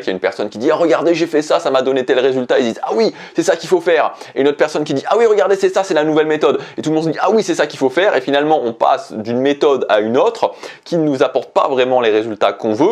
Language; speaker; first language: French; native; French